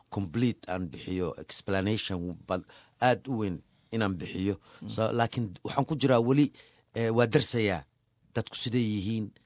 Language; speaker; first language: Somali; native; Somali